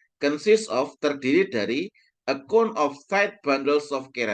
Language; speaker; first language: English; non-native, fluent; Indonesian